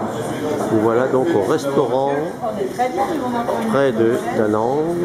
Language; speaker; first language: French; native; French